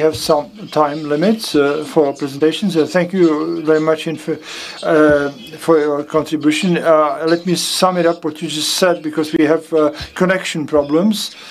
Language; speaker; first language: English; non-native, fluent; Czech